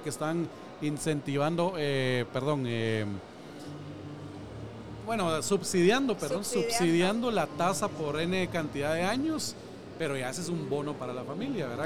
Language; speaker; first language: Spanish; native; Spanish